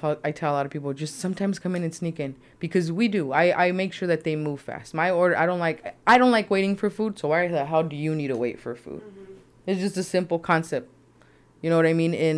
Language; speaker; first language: English; early bilingual, other home language; Spanish